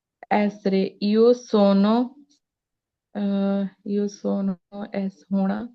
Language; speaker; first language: Italian; non-native, learner; Punjabi